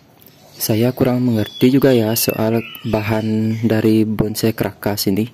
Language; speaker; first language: Indonesian; native; Indonesian